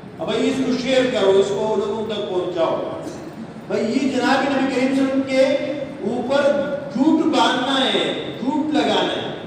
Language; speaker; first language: Urdu; non-native, local second language; Sindhi